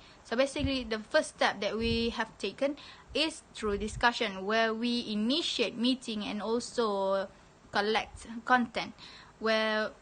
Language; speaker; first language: English; non-native, local second language; Malay